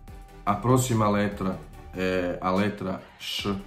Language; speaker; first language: Portuguese; non-native, fluent; Croatian